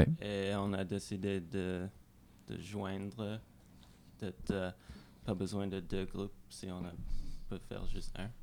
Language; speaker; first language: French; non-native, learner; English